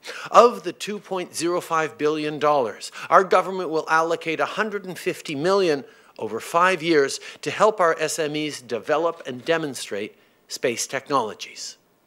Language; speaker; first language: English; early bilingual, other home language; French